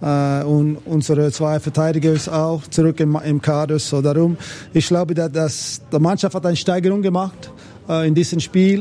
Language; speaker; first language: German; non-native, fluent; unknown